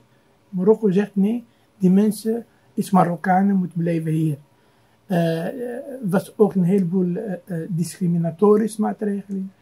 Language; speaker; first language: Dutch; non-native, fluent; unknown